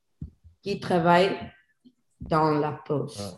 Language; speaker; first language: French; non-native, learner; Spanish